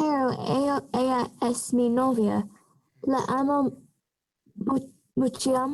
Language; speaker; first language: Spanish; non-native, learner; English